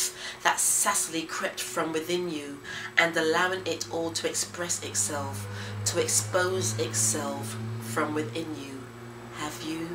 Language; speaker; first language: English; native; English